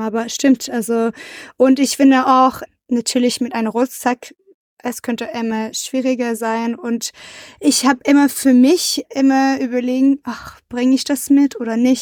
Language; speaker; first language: German; non-native, learner; French